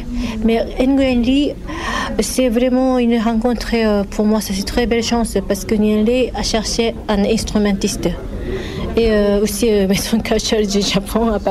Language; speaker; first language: French; non-native, fluent; Japanese